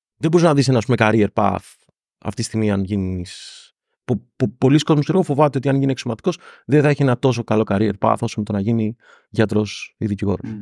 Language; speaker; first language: Greek; native; Greek